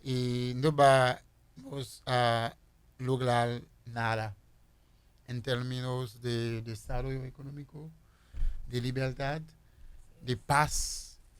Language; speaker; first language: Spanish; non-native, fluent; Haitian Creole